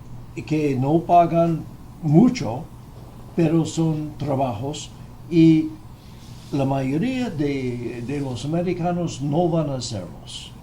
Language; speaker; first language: Spanish; non-native, fluent; English